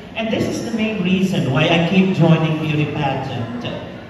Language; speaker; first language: English; non-native, local second language; Filipino